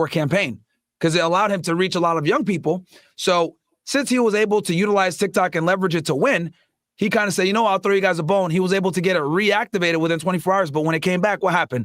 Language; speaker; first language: English; native; English